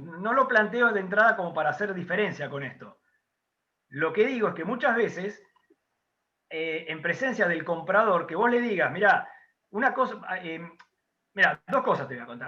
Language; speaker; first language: Spanish; native; Spanish